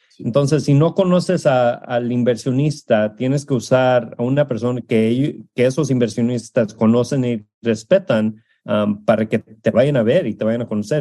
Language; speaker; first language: Spanish; early bilingual, heritage; Spanish